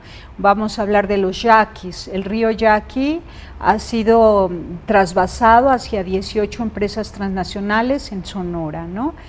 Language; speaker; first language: Spanish; native; Spanish